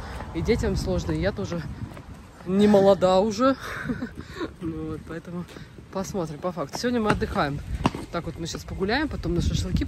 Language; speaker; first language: Russian; native; Russian